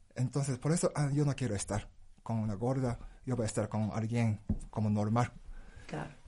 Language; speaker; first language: Spanish; non-native, fluent; Japanese